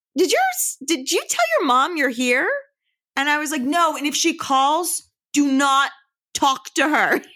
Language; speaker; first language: English; native; English